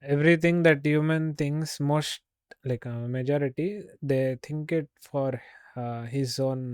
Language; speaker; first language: English; non-native, local second language; Kannada